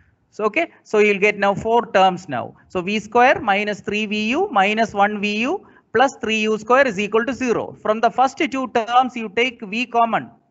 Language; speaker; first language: English; non-native, local second language; Malayalam